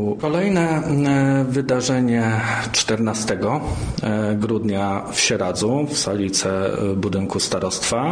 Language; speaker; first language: Polish; native; Polish